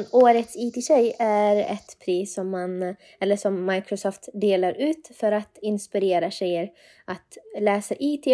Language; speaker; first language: Swedish; non-native, fluent; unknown